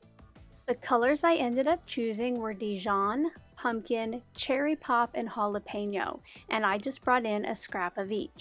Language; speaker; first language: English; native; English